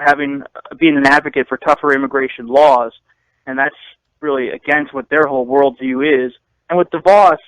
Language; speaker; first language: English; native; English